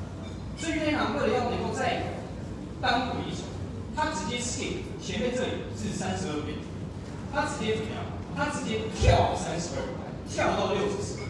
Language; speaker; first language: Chinese; native; Chinese